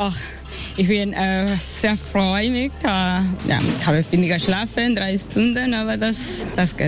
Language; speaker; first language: German; non-native, learner; Spanish